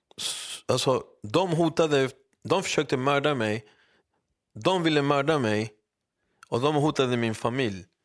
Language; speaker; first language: Swedish; early bilingual, other home language; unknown